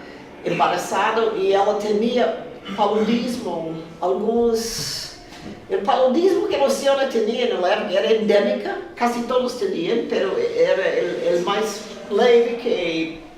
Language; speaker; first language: Spanish; non-native, fluent; English